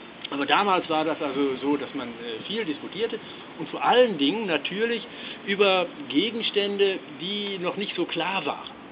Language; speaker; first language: German; native; German